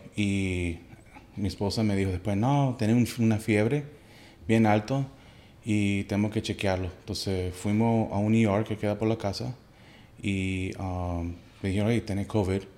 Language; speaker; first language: Spanish; early bilingual, heritage; Spanish